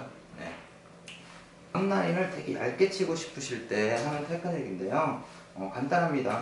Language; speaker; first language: Korean; native; Korean